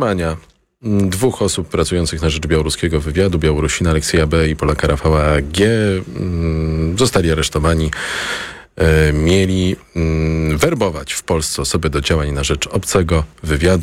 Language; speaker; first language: Polish; native; Polish